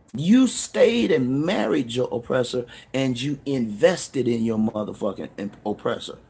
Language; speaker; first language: English; native; English